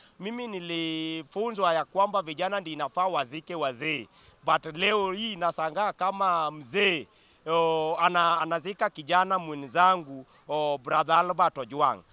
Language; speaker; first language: Swahili; non-native, local second language; Luo (Kenya and Tanzania)